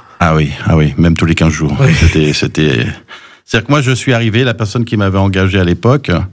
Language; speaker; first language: French; early bilingual, other home language; English